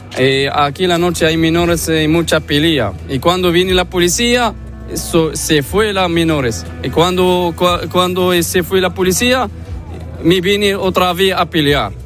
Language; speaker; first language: Spanish; non-native, learner; Arabic